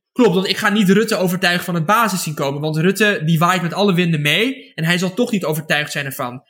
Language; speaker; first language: Dutch; native; Dutch